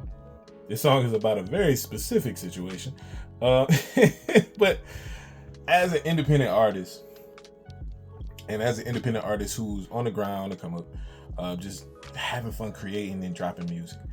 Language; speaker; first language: English; native; English